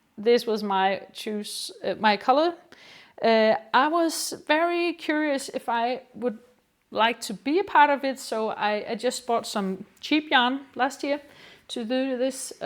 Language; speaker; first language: English; non-native, fluent; Danish